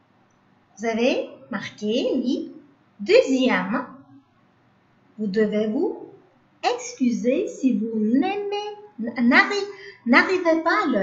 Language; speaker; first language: French; non-native, learner; Uzbek